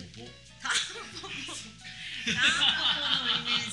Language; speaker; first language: Japanese; native; Japanese